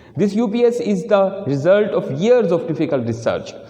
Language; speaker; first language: English; non-native, local second language; Urdu